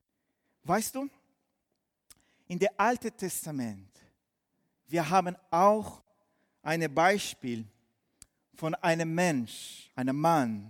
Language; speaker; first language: German; non-native, fluent; Portuguese